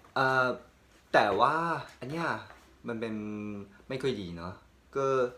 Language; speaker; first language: Thai; non-native, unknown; Japanese